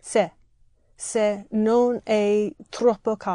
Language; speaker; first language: Italian; non-native, learner; English